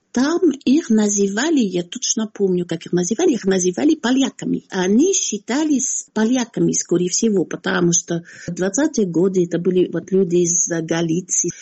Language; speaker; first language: Russian; non-native, fluent; French